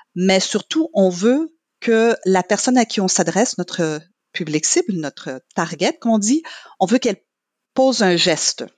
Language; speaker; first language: French; non-native, fluent; English